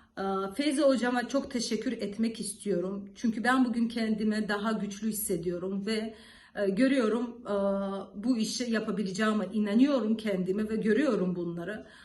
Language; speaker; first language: Turkish; non-native, learner; Georgian